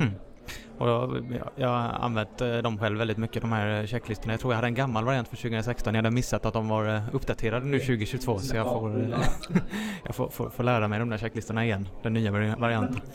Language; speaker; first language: Swedish; native; Swedish